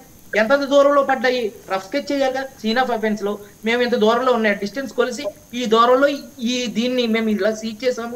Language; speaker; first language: Telugu; native; Telugu